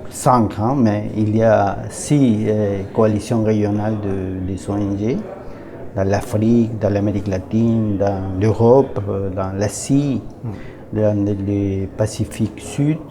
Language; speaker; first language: French; non-native, learner; Spanish